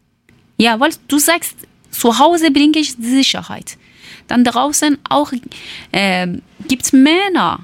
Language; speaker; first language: German; non-native, learner; Persian